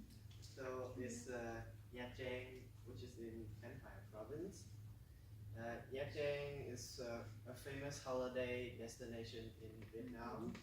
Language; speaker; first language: English; non-native, learner; Vietnamese